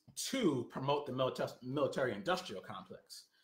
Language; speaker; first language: English; native; English